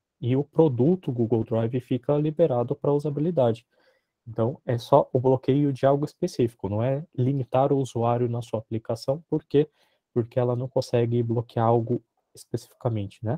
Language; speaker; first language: Portuguese; native; Portuguese